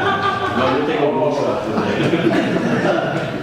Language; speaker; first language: Spanish; non-native, fluent; Portuguese